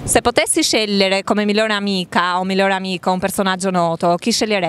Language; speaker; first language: Italian; native; Italian